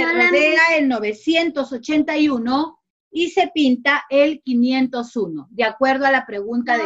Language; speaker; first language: Spanish; native; Spanish